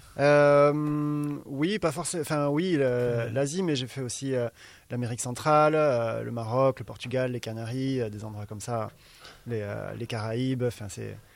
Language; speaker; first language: French; native; French